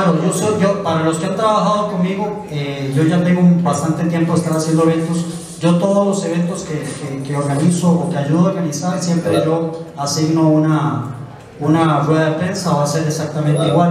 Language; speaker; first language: Spanish; native; Spanish